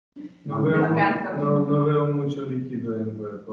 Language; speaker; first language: Spanish; non-native, learner; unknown